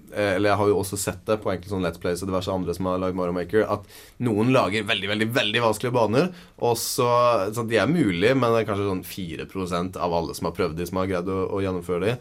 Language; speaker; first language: Norwegian; native; Norwegian